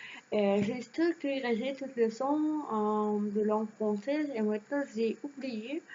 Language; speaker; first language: French; non-native, learner; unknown